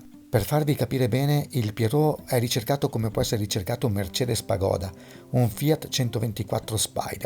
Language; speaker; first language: Italian; native; Italian